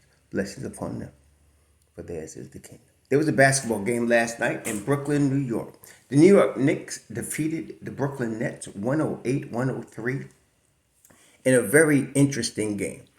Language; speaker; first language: English; native; English